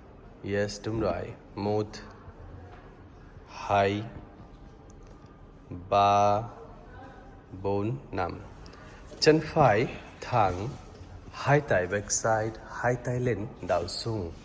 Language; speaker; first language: Vietnamese; non-native, learner; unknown